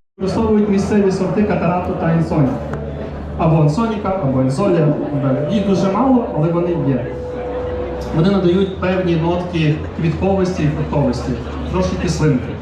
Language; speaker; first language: Ukrainian; native; Ukrainian